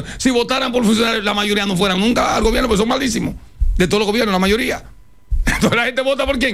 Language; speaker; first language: Spanish; native; Spanish